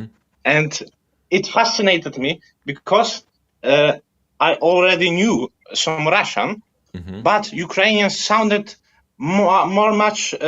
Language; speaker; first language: English; non-native, fluent; Polish